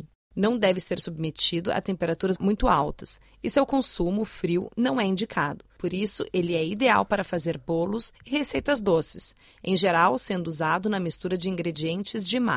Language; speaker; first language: Portuguese; native; Portuguese